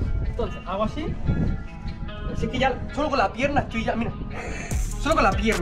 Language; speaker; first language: Spanish; native; Spanish